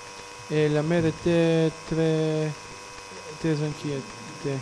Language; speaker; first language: French; non-native, fluent; Bulgarian